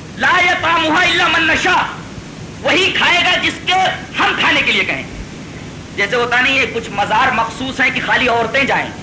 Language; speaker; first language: Urdu; native; Urdu